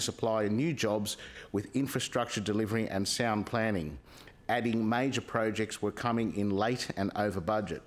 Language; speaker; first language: English; native; English